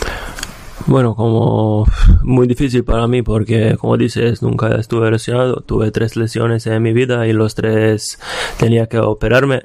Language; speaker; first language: Spanish; non-native, fluent; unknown